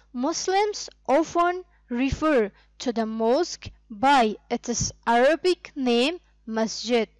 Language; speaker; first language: English; non-native, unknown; Persian